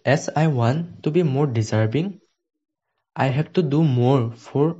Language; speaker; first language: English; non-native, local second language; Assamese